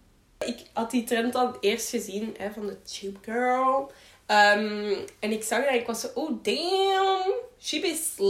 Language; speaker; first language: Dutch; native; Dutch